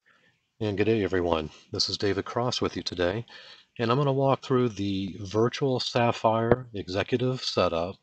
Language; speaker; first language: English; native; English